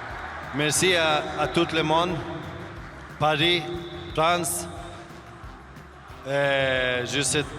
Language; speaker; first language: French; non-native, learner; Swedish